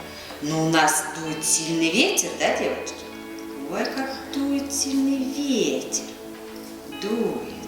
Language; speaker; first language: Russian; native; Russian